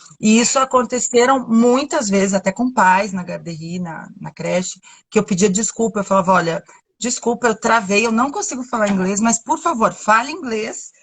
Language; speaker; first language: Portuguese; native; Portuguese